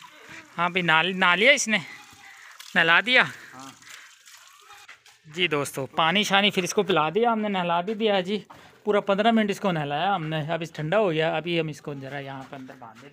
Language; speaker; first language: Hindi; non-native, local second language; Punjabi